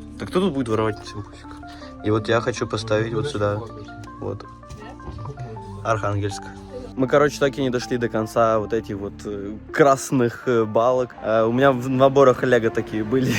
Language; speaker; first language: Russian; native; Russian